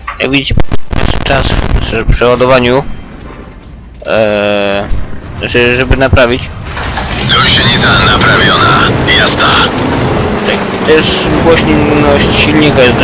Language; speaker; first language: Polish; native; Polish